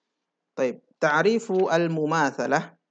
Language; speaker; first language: Arabic; non-native, fluent; Indonesian